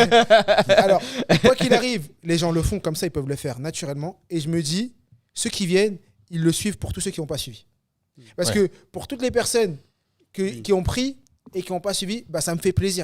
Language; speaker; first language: French; native; French